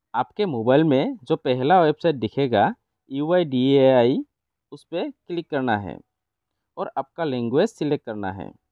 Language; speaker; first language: Hindi; non-native, local second language; Assamese